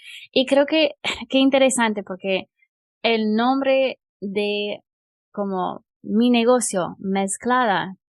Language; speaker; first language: Spanish; non-native, fluent; English